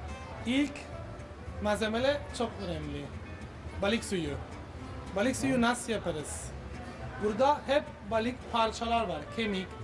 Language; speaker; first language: Turkish; non-native, learner; Italian